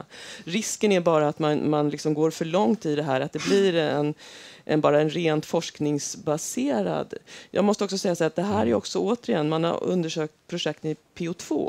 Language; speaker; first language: Swedish; native; Swedish